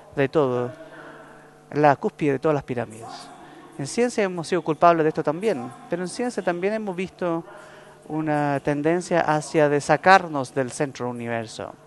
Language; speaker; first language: Spanish; non-native, fluent; English